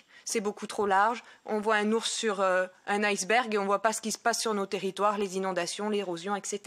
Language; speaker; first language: French; native; French